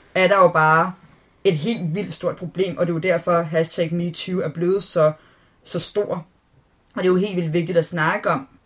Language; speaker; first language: Danish; native; Danish